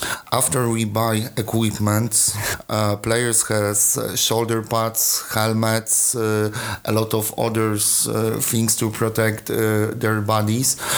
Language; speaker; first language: English; non-native, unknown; Polish